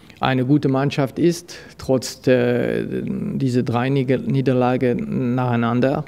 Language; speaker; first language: German; non-native, fluent; French